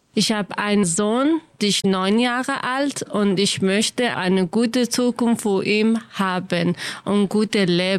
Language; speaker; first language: German; non-native, learner; Kurdish